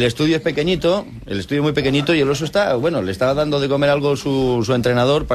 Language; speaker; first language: Spanish; native; Spanish